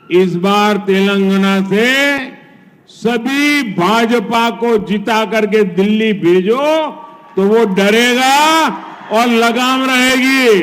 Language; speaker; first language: Hindi; non-native, local second language; Gujarati